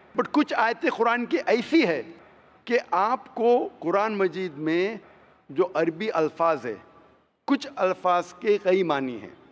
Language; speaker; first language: Hindi; non-native, local second language; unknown